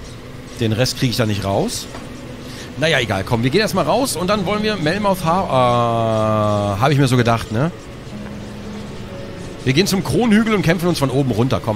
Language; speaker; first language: German; native; German